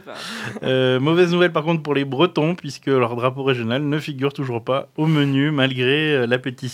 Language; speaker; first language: French; native; French